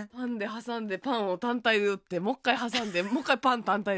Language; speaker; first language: Japanese; native; Japanese